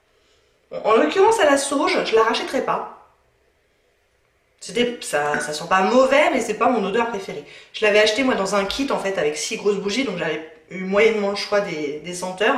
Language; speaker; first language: French; native; French